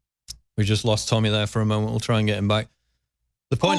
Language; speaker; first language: English; native; English